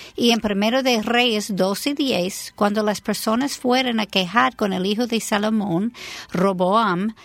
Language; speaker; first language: Spanish; non-native, fluent; English